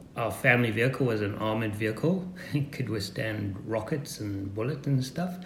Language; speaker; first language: English; native; English